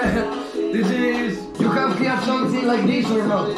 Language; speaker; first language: English; non-native, learner; Spanish